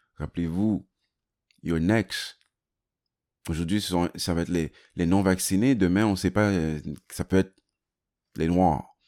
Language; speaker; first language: French; native; French